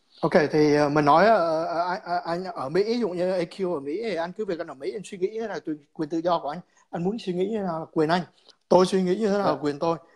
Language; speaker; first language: Vietnamese; native; Vietnamese